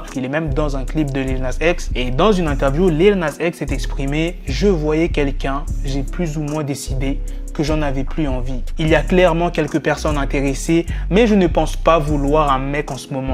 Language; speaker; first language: French; native; French